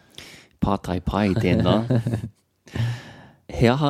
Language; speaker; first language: Māori; non-native, fluent; English